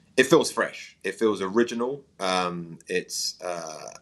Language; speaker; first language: English; native; English